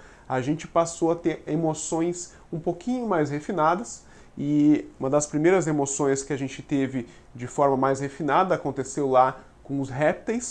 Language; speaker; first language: Portuguese; native; Portuguese